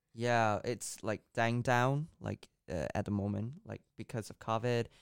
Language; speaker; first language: English; non-native, local second language; Cantonese